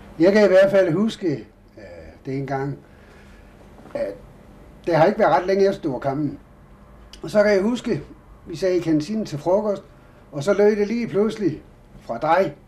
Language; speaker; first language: Danish; native; Danish